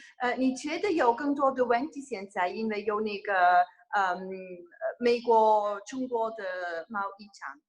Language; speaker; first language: Chinese; non-native, fluent; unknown